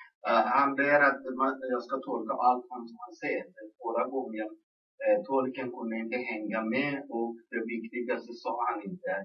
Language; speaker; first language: Swedish; non-native, local second language; Persian